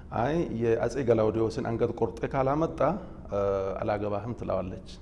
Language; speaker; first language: Amharic; non-native, local second language; Oromo